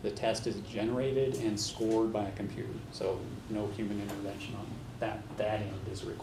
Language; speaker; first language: English; native; English